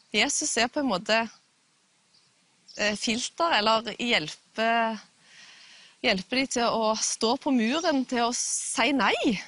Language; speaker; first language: Norwegian; native; Norwegian